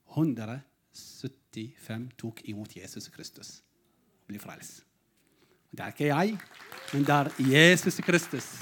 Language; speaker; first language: Norwegian; non-native, learner; Arabic